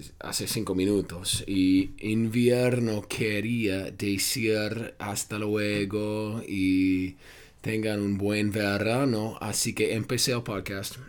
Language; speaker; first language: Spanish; non-native, fluent; English